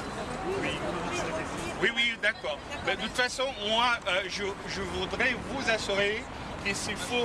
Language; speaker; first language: French; non-native, fluent; Arabic